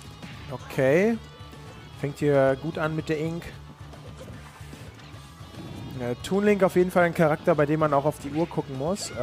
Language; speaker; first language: German; native; German